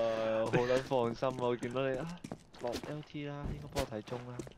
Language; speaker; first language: Cantonese; native; Cantonese